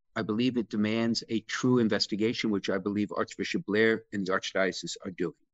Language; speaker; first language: English; native; English